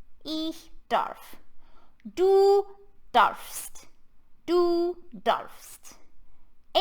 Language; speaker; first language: German; non-native, fluent; English